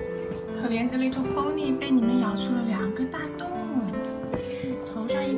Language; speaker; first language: Chinese; native; Chinese